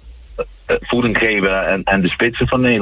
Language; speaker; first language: Dutch; non-native, fluent; Spanish